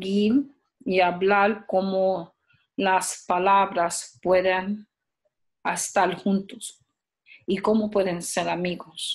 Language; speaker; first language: Spanish; early bilingual, heritage; Spanish